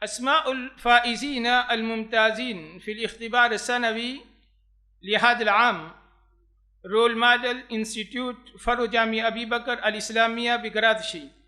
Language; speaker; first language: Arabic; non-native, fluent; Urdu